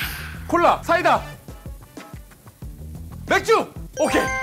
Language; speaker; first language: Korean; native; Korean